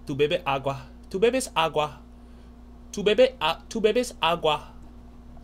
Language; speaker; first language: Spanish; non-native, learner; English